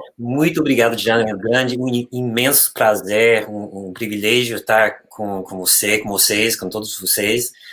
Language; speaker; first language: Portuguese; non-native, fluent; English